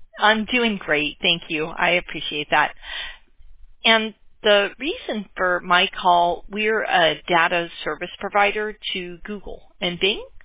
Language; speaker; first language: English; native; English